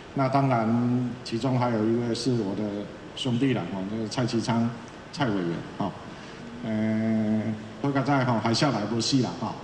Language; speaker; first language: Chinese; native; Chinese